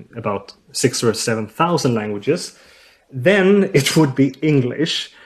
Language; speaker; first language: English; non-native, fluent; Swedish